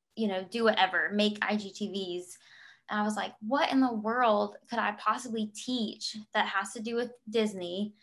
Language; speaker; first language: English; native; English